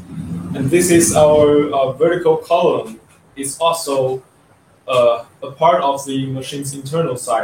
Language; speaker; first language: English; non-native, learner; Chinese